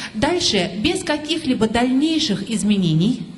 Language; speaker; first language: Russian; native; Russian